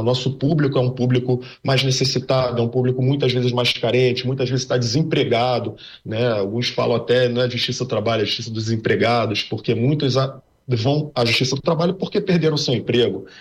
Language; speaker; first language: Portuguese; native; Portuguese